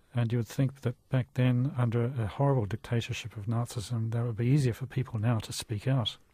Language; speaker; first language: English; native; English